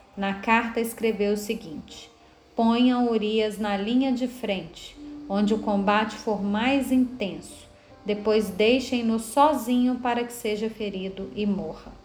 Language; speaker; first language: Portuguese; native; Portuguese